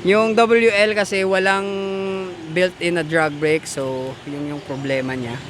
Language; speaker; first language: Filipino; native; Filipino